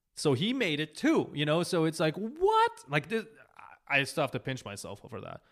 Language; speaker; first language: English; early bilingual, other home language; Hebrew